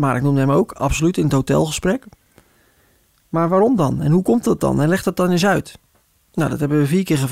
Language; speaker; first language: Dutch; native; Dutch